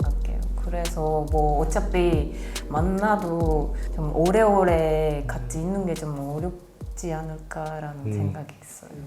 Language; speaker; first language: Korean; non-native, fluent; Japanese